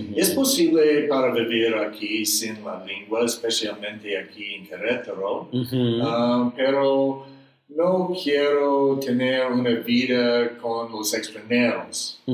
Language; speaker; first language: Spanish; non-native, learner; English